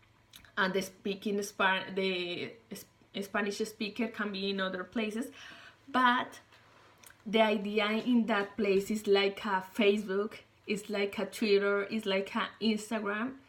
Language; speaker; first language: English; non-native, learner; Spanish